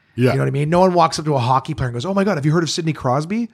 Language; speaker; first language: English; native; English